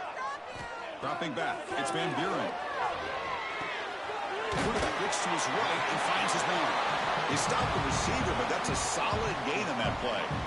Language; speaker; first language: English; native; English